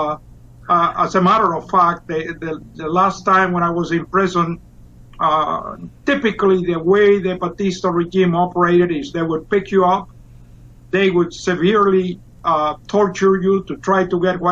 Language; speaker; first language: English; non-native, fluent; Spanish